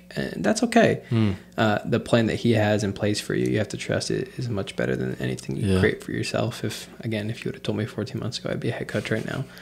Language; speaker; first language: English; native; English